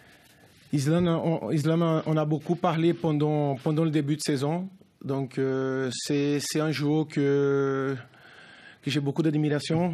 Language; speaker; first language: French; non-native, fluent; Portuguese